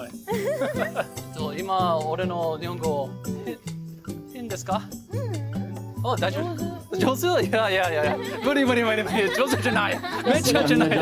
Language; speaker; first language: Japanese; non-native, learner; English